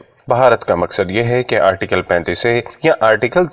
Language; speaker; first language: Urdu; native; Urdu